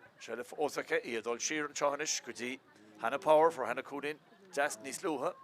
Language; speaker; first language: Irish; native; Irish